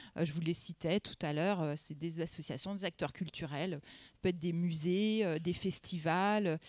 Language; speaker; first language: French; native; French